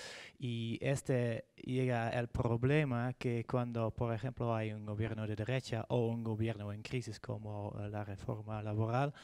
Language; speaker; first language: Spanish; non-native, fluent; Dutch